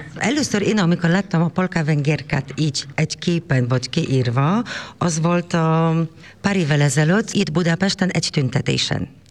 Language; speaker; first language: Hungarian; non-native, fluent; Polish